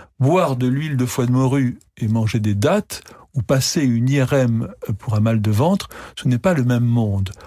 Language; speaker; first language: French; native; French